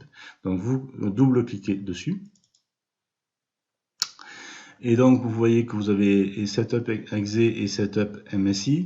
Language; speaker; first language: French; native; French